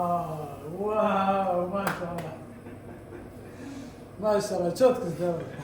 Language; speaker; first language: Russian; non-native, learner; Somali